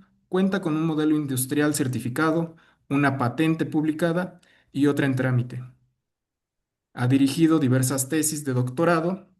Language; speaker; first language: Spanish; native; Spanish